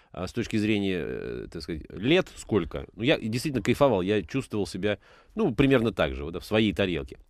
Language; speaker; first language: Russian; native; Russian